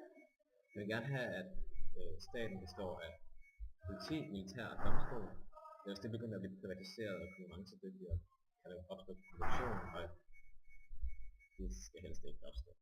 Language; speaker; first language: Danish; native; Danish